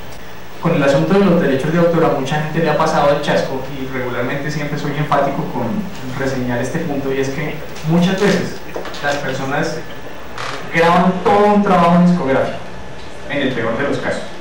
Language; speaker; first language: Spanish; native; Spanish